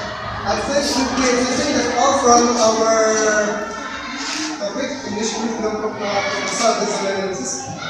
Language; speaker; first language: English; non-native, learner; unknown